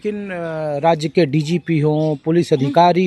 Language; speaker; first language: Hindi; native; Hindi